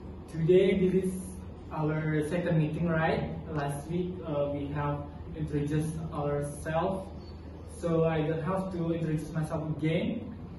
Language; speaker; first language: English; non-native, learner; Indonesian